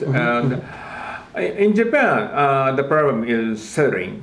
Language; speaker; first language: English; non-native, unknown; Japanese